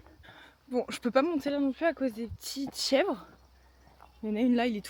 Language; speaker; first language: French; native; French